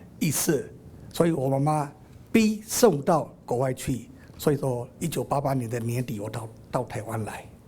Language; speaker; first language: Chinese; non-native, fluent; Burmese